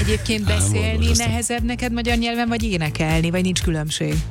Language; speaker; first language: Hungarian; native; Hungarian